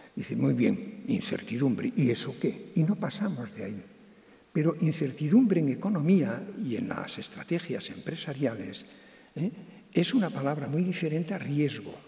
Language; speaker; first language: Spanish; native; Spanish